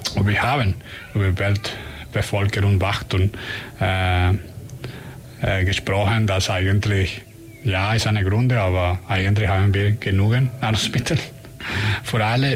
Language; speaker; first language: German; non-native, learner; Spanish